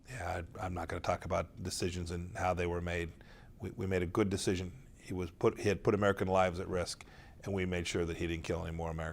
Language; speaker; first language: English; native; English